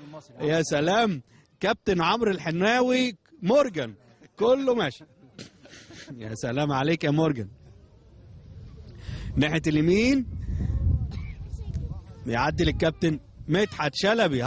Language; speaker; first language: Arabic; native; Arabic